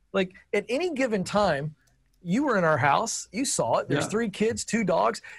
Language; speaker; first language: English; native; English